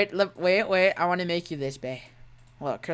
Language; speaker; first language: English; native; English